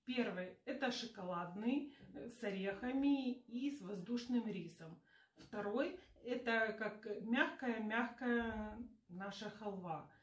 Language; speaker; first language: Russian; native; Russian